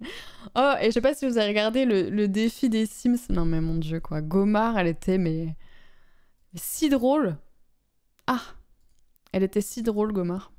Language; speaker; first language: French; native; French